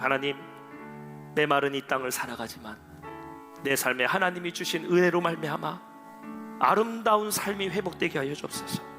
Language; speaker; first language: Korean; native; Korean